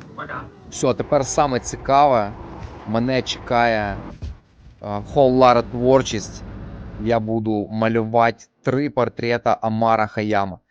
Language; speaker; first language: Ukrainian; non-native, local second language; Russian